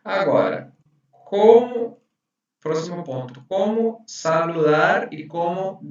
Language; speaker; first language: Portuguese; non-native, fluent; Spanish